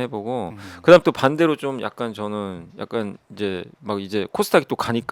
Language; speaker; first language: Korean; native; Korean